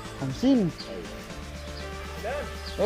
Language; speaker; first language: Arabic; non-native, learner; Filipino